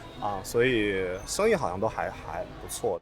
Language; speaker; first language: Chinese; native; Chinese